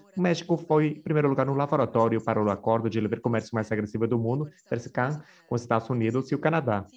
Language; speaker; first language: Portuguese; non-native, fluent; Spanish